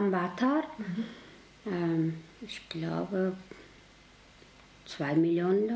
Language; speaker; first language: German; non-native, learner; Mongolian